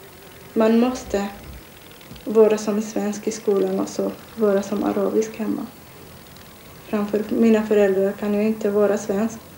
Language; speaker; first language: Swedish; non-native, learner; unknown